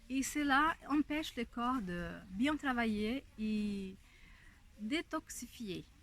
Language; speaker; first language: French; non-native, fluent; Portuguese